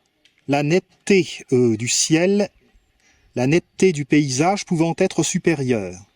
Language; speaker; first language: French; native; French